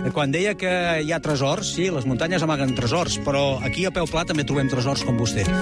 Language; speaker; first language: Catalan; native; Catalan